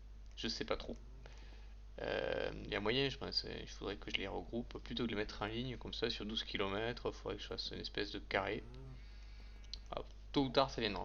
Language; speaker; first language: French; native; French